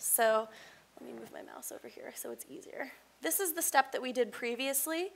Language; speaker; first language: English; native; English